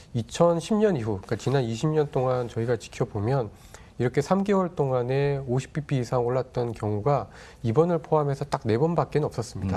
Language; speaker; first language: Korean; native; Korean